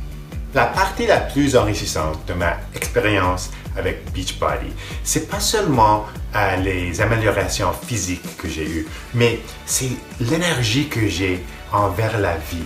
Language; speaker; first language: French; non-native, fluent; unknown